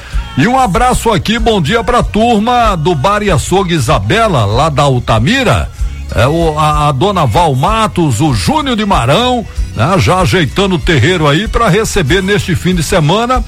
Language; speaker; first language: Portuguese; native; Portuguese